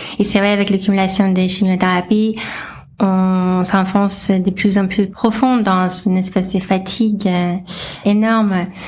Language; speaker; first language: French; non-native, fluent; English